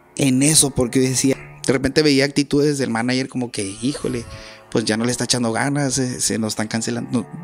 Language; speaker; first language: Spanish; native; Spanish